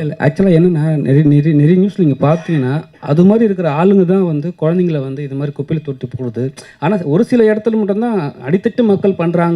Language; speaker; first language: Tamil; native; Tamil